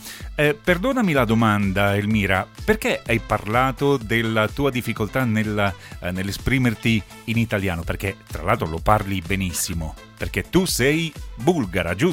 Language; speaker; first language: Italian; native; Italian